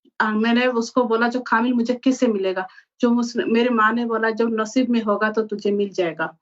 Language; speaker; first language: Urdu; non-native, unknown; Bangla